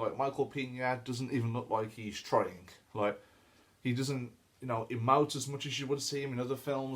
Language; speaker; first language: English; native; English